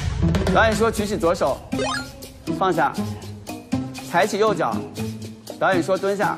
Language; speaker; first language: Chinese; native; Chinese